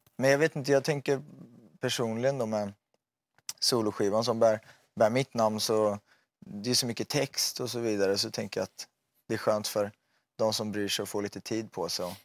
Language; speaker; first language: Swedish; native; Swedish